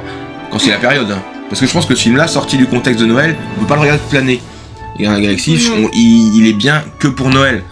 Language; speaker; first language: French; native; French